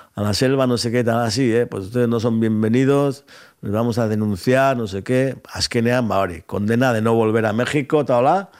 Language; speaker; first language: Spanish; non-native, local second language; Basque